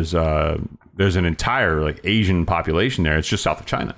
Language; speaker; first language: English; early bilingual, other home language; Persian